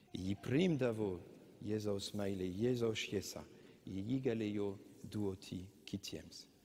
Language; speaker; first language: Lithuanian; non-native, fluent; French